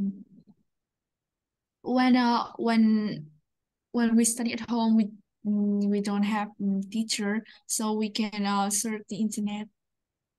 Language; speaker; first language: English; non-native, learner; Vietnamese